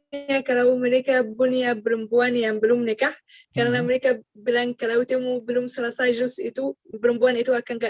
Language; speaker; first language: Indonesian; non-native, learner; Arabic